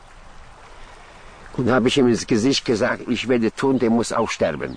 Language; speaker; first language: German; non-native, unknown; Russian